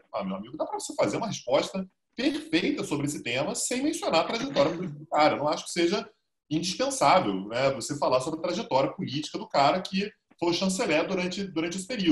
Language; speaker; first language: Portuguese; native; Portuguese